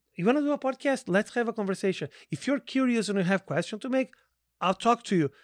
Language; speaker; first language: English; non-native, fluent; Portuguese